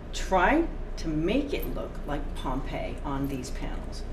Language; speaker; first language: English; native; English